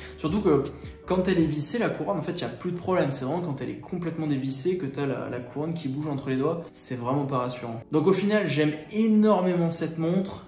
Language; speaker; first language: French; native; French